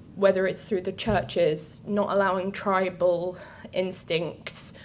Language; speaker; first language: English; native; English